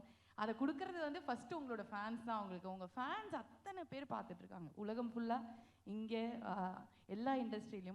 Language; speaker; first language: Tamil; native; Tamil